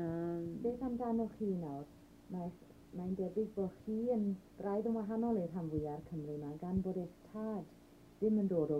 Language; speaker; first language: Welsh; native; Welsh